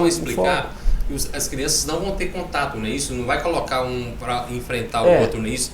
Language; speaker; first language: Portuguese; native; Portuguese